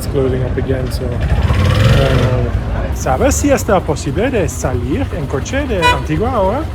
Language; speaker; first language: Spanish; non-native, learner; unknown